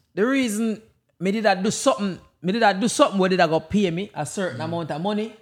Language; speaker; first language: English; non-native, local second language; Jamaican Creole English